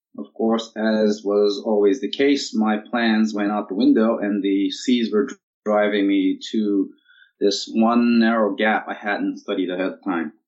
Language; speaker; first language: English; non-native, fluent; Turkish